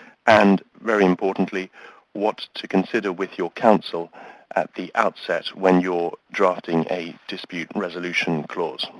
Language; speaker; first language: English; native; English